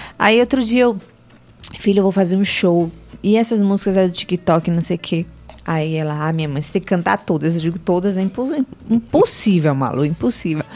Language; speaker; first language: Portuguese; native; Portuguese